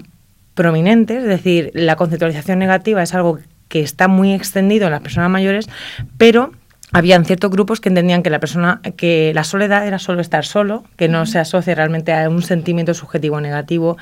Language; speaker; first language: Spanish; native; Spanish